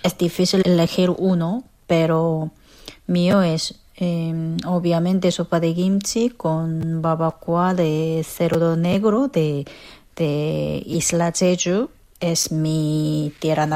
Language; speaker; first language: Spanish; non-native, learner; Korean